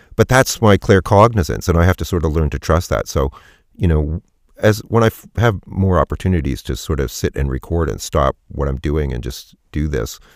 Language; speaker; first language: English; native; English